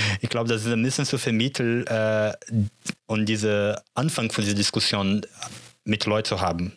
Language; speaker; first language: German; non-native, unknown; Portuguese